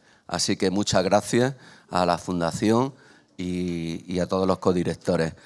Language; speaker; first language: Spanish; native; Spanish